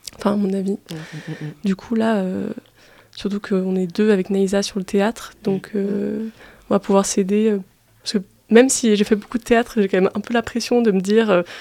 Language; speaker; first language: French; native; French